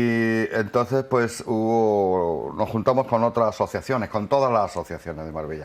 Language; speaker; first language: Spanish; native; Spanish